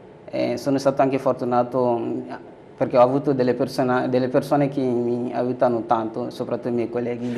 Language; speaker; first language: Italian; non-native, fluent; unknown